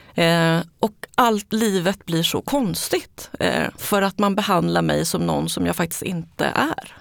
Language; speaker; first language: Swedish; early bilingual, other home language; Spanish